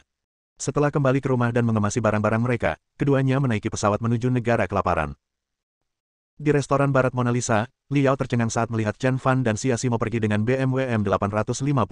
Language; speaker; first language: Indonesian; native; Indonesian